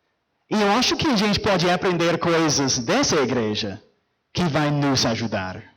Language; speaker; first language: Portuguese; non-native, fluent; English